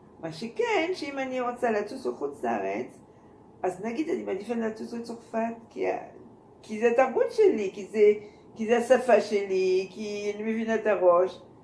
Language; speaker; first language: Hebrew; non-native, fluent; French